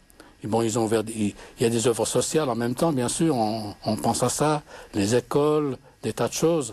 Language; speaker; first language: French; native; French